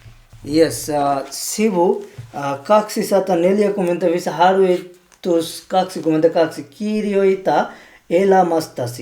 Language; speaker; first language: Finnish; non-native, learner; Bangla